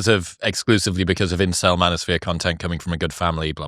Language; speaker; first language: English; native; English